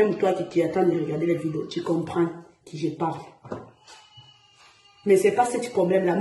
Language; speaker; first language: French; non-native, learner; Portuguese